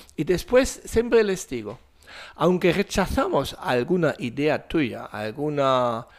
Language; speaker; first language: Spanish; non-native, fluent; German